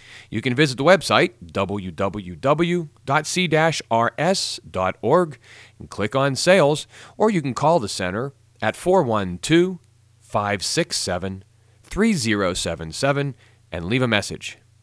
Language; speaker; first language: English; native; English